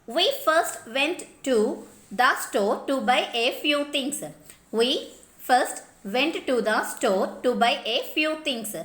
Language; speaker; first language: English; non-native, local second language; Telugu